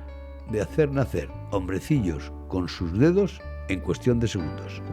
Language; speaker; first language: Spanish; native; Spanish